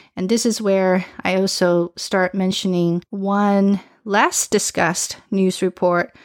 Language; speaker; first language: English; early bilingual, other home language; Chinese